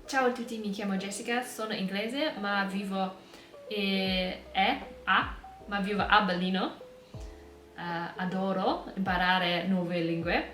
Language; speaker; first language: Italian; non-native, learner; English